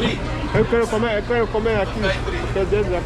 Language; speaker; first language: Portuguese; non-native, learner; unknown